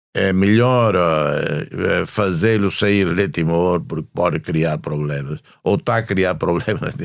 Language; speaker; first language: Portuguese; non-native, fluent; Tetum